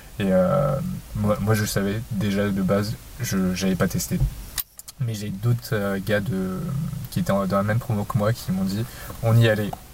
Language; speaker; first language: French; native; French